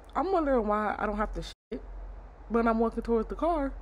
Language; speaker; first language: English; native; English